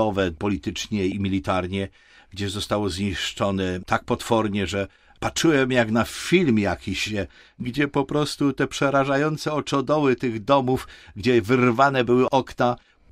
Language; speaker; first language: Polish; native; Polish